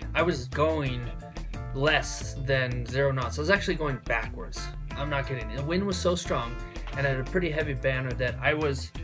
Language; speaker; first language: English; native; English